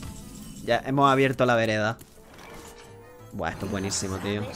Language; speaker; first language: Spanish; native; Spanish